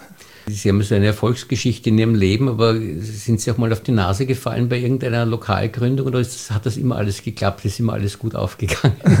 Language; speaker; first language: German; native; German